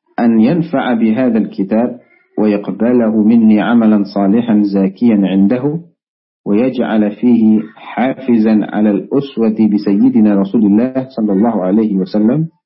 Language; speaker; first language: Arabic; non-native, fluent; Indonesian